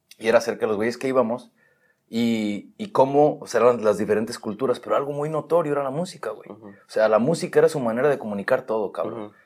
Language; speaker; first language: Spanish; native; Spanish